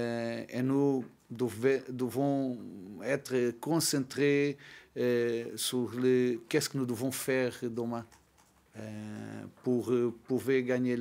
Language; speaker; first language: French; non-native, learner; Portuguese